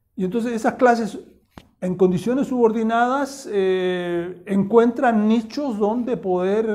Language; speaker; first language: Spanish; native; Spanish